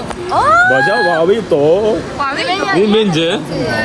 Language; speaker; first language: Chinese; non-native, learner; Malayalam